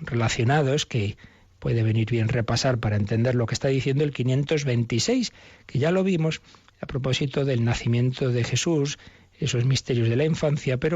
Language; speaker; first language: Spanish; native; Spanish